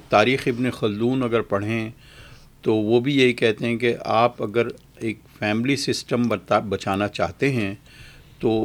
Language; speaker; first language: Urdu; native; Urdu